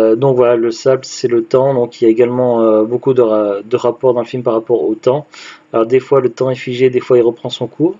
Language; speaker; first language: French; native; French